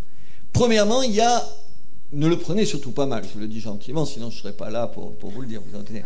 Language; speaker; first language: French; native; French